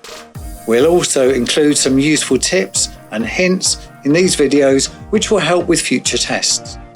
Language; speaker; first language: English; native; English